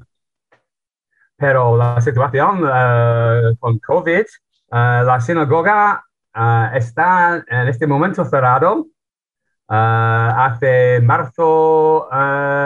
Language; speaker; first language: Spanish; non-native, learner; English